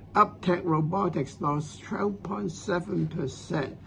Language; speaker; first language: English; non-native, local second language; Cantonese